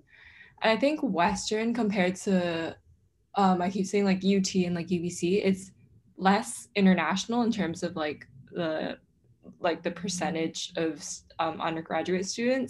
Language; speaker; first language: English; non-native, local second language; Cantonese